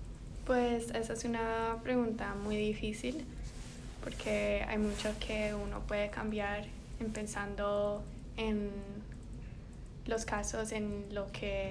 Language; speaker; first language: Spanish; early bilingual, heritage; Spanish